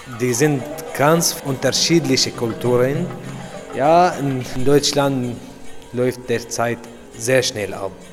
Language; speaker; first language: German; non-native, learner; Arabic